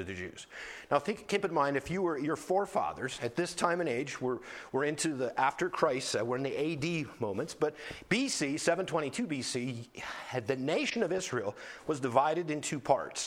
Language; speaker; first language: English; native; English